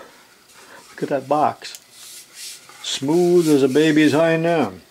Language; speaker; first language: English; native; English